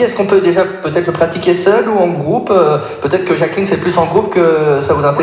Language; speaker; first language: French; native; French